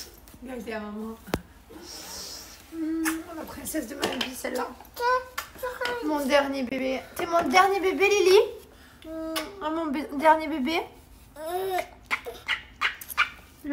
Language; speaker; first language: French; native; French